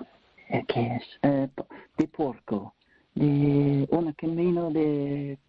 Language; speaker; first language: Spanish; non-native, learner; English